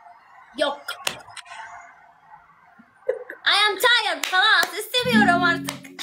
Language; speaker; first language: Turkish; non-native, learner; Arabic